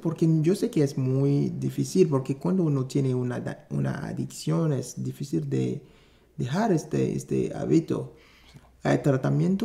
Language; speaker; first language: Spanish; non-native, fluent; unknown